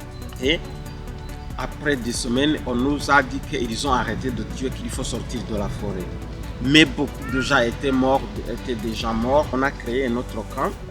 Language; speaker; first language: French; non-native, local second language; Kinyarwanda